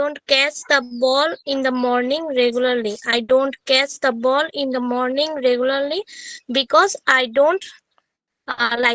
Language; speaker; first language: English; non-native, learner; Bangla